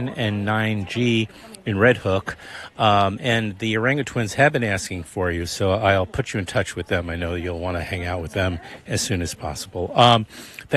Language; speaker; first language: English; native; English